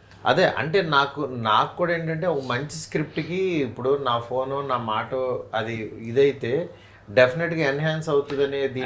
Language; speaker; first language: Telugu; native; Telugu